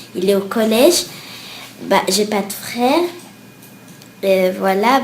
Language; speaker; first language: French; early bilingual, other home language; Spanish